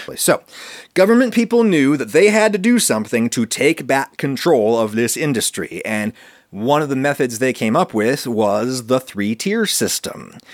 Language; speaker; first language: English; native; English